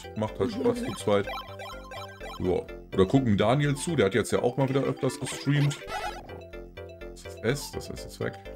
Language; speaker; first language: German; native; German